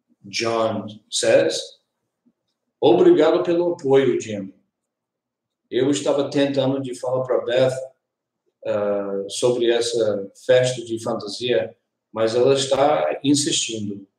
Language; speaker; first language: Portuguese; non-native, learner; English